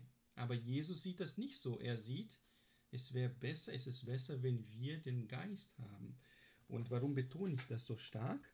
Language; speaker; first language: German; non-native, fluent; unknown